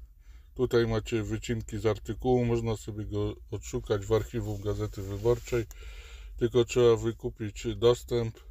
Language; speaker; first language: Polish; native; Polish